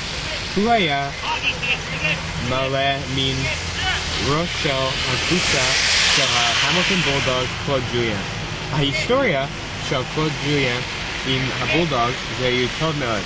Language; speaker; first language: Hebrew; non-native, learner; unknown